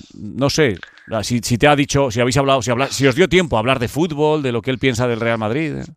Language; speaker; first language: Spanish; native; Spanish